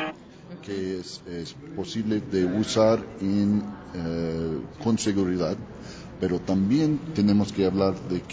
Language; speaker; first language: Spanish; non-native, learner; English